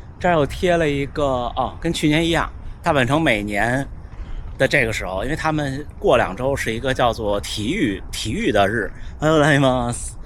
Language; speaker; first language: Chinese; native; Chinese